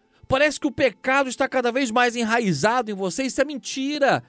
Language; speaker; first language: Portuguese; native; Portuguese